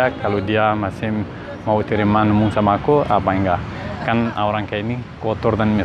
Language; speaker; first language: Indonesian; non-native, learner; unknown